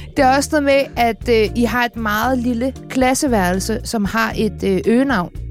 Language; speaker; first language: Danish; native; Danish